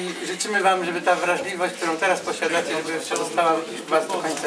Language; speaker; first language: Polish; native; Polish